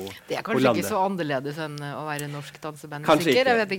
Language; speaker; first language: Norwegian; native; Norwegian